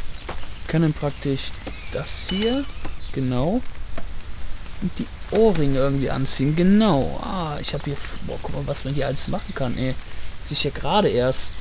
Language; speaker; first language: German; native; German